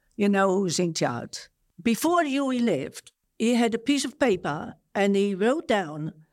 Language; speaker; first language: English; non-native, fluent; Dutch